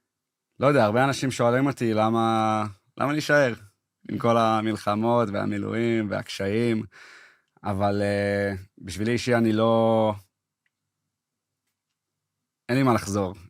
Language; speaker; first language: Hebrew; early bilingual, heritage; English